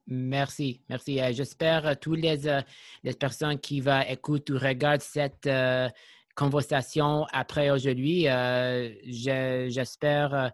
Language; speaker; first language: French; non-native, learner; English